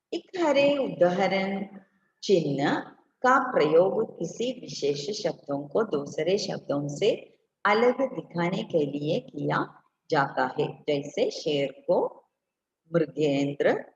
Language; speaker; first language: Hindi; non-native, local second language; Malayalam